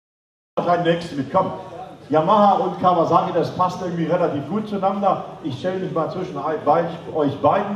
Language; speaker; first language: German; native; German